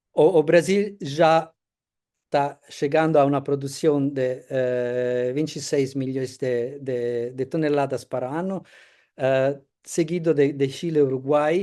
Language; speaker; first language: Portuguese; non-native, fluent; Italian